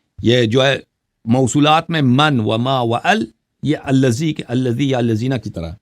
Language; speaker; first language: Urdu; non-native, fluent; Persian